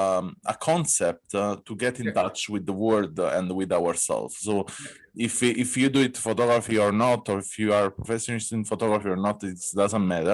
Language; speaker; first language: English; non-native, fluent; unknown